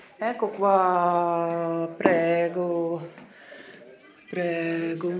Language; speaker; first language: Italian; non-native, learner; Ukrainian